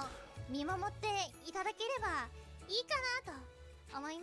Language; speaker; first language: Japanese; native; Japanese